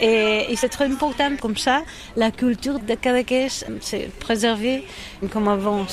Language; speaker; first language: French; non-native, learner; Catalan